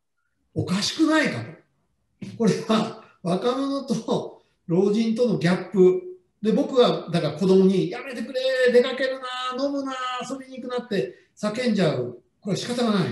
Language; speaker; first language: Japanese; native; Japanese